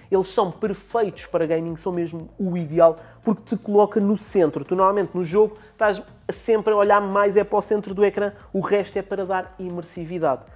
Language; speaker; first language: Portuguese; native; Portuguese